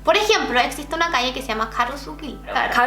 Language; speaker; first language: Spanish; native; Spanish